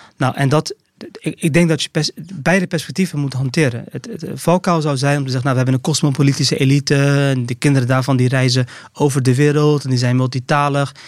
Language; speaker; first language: Dutch; early bilingual, other home language; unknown